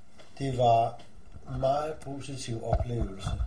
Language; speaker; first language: Danish; non-native, fluent; Polish